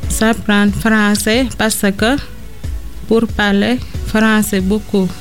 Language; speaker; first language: French; non-native, learner; Portuguese